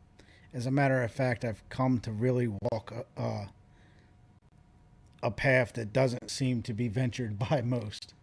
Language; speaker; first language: English; native; English